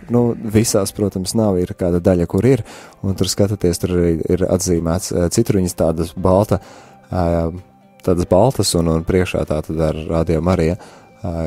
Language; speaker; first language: Latvian; native; Latvian